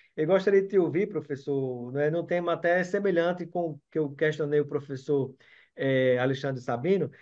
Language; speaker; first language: Portuguese; native; Portuguese